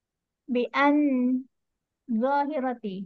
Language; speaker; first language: Arabic; non-native, learner; Indonesian